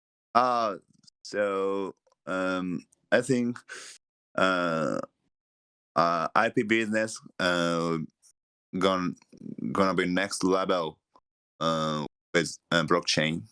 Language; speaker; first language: English; non-native, learner; Japanese